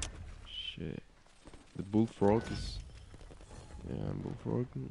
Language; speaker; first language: English; non-native, learner; Ukrainian